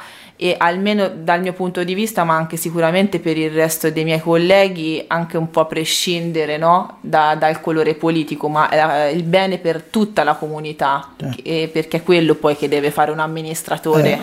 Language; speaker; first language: Italian; native; Italian